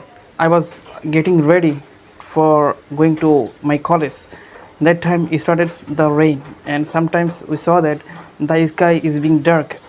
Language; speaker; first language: English; non-native, learner; Bangla